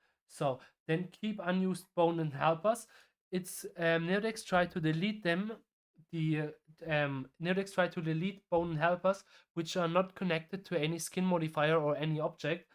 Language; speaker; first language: English; non-native, fluent; German